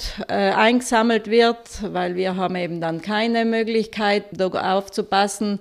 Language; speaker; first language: German; native; German